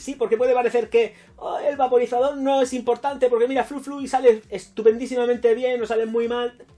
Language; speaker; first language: Spanish; native; Spanish